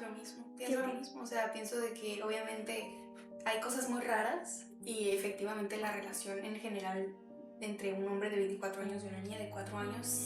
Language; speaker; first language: Spanish; native; Spanish